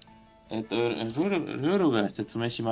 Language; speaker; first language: Japanese; non-native, learner; Spanish